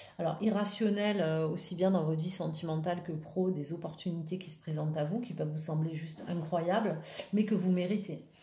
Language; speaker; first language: French; native; French